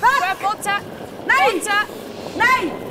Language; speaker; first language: Swedish; native; Swedish